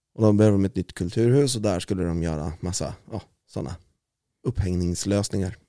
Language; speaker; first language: Swedish; native; Swedish